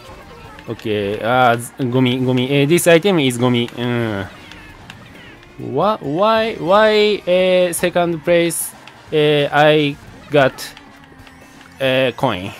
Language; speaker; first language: English; non-native, learner; Japanese